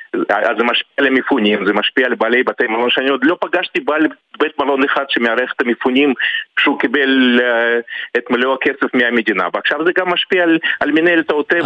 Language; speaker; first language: Hebrew; early bilingual, other home language; Russian